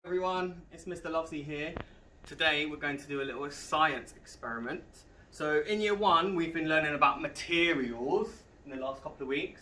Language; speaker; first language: English; native; English